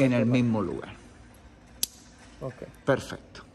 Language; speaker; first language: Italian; non-native, learner; Spanish